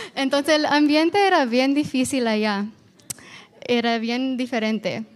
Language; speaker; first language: Spanish; non-native, fluent; Portuguese